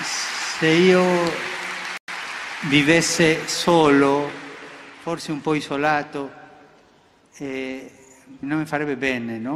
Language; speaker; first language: Italian; non-native, fluent; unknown